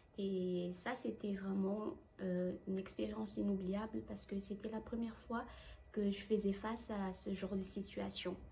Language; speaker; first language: French; non-native, local second language; Malagasy